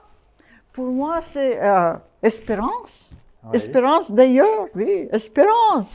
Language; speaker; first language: French; non-native, learner; Russian